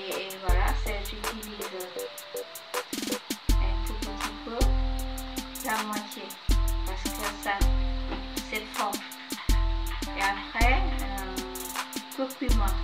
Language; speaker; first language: French; non-native, fluent; Vietnamese